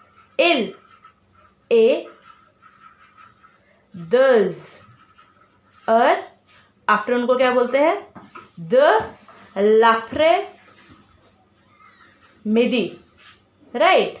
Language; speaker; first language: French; non-native, fluent; Hindi